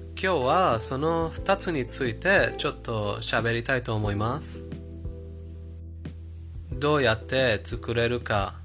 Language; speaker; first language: Japanese; non-native, learner; Persian